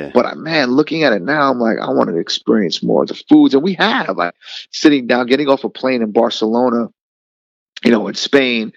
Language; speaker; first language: English; native; English